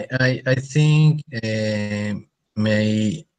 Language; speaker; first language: English; non-native, learner; Spanish